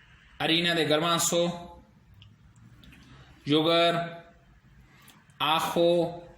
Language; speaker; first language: Spanish; non-native, learner; Urdu